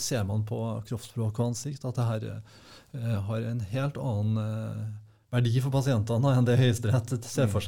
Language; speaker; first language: Norwegian; native; Norwegian